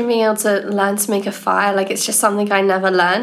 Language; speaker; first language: English; native; English